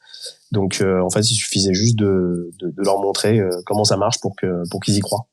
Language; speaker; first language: French; native; French